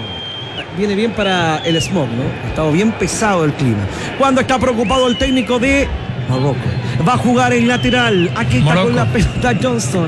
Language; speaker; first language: Spanish; native; Spanish